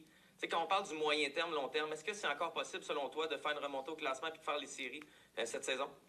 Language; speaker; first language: French; native; French